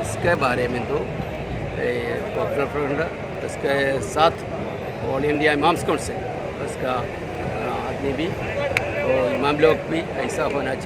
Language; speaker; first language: Hindi; non-native, local second language; Malayalam